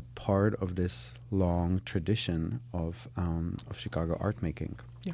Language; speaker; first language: English; non-native, fluent; Czech